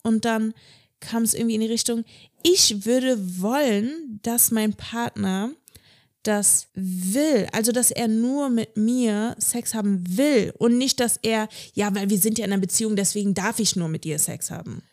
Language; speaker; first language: German; native; German